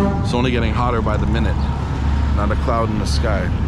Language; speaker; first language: English; native; English